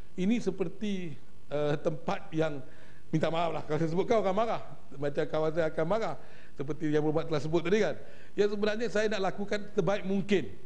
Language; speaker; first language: Malay; native; Malay